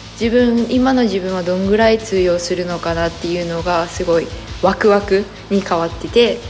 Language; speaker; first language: Japanese; native; Japanese